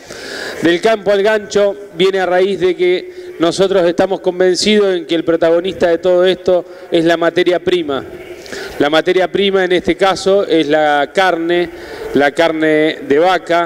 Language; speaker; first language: Spanish; native; Spanish